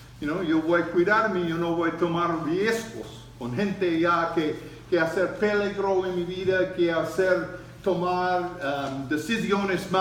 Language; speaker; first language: Spanish; non-native, learner; English